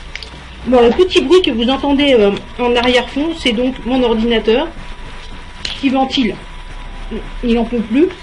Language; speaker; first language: French; native; French